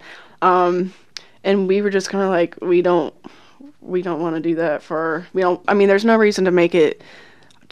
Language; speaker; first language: English; native; English